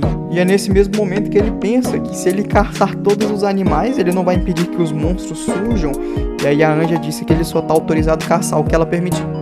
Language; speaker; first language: Portuguese; native; Portuguese